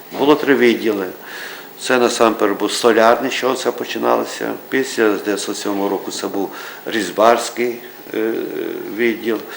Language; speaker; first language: Ukrainian; native; Ukrainian